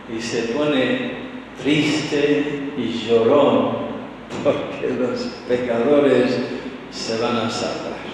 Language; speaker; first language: Spanish; non-native, fluent; English